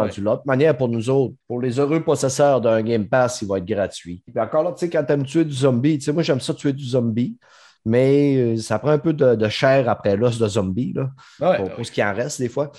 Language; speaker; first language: French; native; French